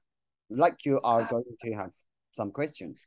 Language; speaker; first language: English; non-native, fluent; Thai